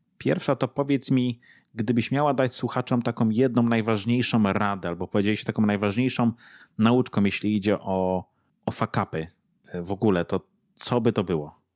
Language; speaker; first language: Polish; native; Polish